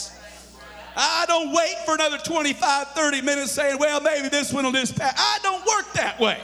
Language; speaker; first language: English; native; English